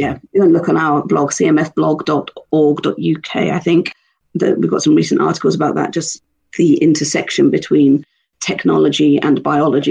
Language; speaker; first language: English; native; English